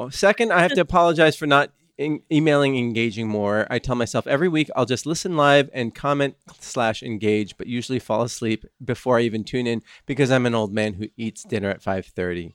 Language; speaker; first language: English; native; English